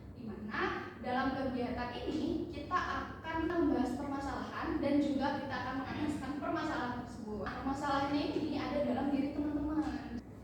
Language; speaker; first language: Indonesian; native; Indonesian